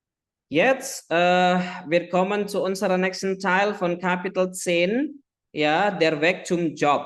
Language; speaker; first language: German; non-native, fluent; Indonesian